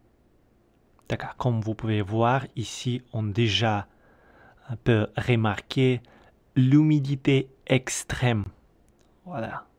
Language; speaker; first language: French; non-native, learner; Russian